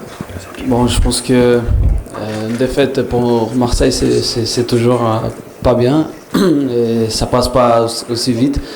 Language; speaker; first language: French; non-native, fluent; Portuguese